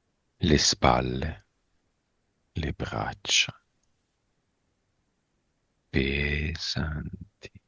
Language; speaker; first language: Italian; native; Italian